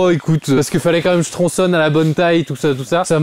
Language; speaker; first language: French; native; French